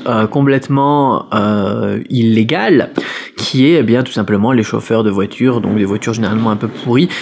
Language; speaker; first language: French; native; French